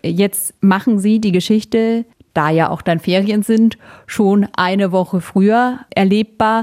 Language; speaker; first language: German; native; German